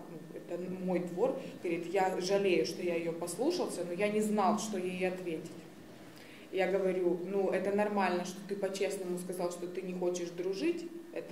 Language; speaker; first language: Russian; native; Russian